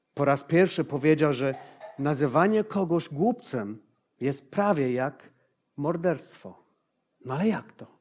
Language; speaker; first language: Polish; non-native, fluent; English